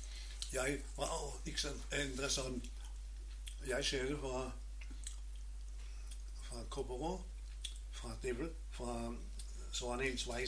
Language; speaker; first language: Danish; non-native, learner; German